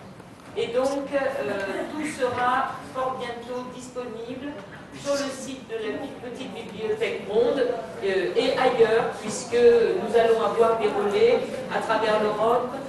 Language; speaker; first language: French; native; French